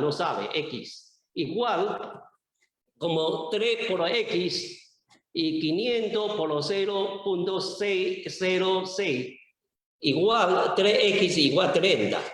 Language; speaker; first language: Spanish; non-native, learner; Chinese